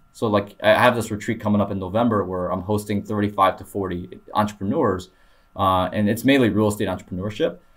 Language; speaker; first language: English; early bilingual, other home language; Korean